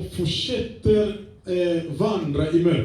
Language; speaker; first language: Swedish; non-native, fluent; French